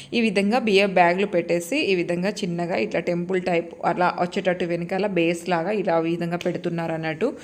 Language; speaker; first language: Telugu; non-native, local second language; Lambadi